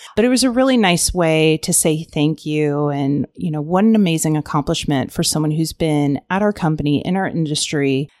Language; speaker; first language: English; native; English